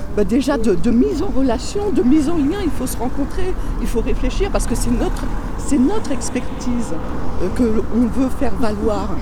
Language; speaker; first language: French; native; French